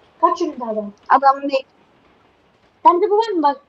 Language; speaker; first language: Turkish; native; Turkish